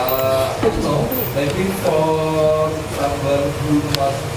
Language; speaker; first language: English; non-native, learner; Indonesian